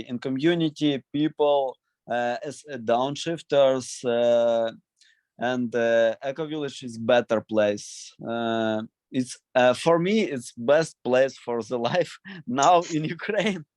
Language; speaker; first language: English; non-native, learner; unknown